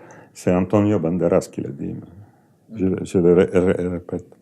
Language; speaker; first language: French; non-native, fluent; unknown